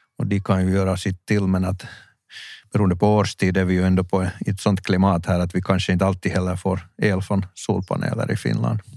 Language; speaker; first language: Swedish; native; Swedish